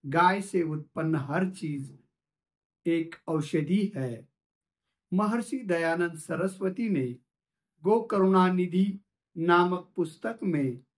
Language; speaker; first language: Hindi; non-native, local second language; Marathi